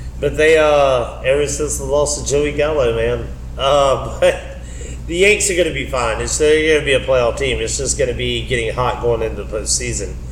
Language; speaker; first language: English; native; English